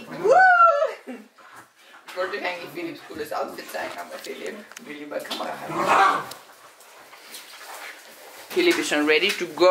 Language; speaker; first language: German; native; German